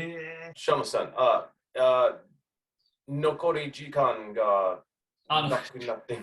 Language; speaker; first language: Japanese; non-native, learner; English